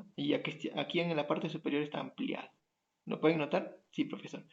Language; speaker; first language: Spanish; native; Spanish